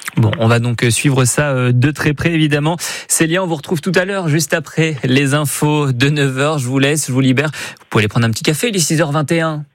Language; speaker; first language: French; native; French